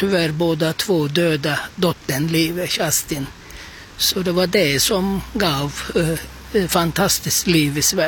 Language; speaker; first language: Swedish; non-native, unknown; Turkish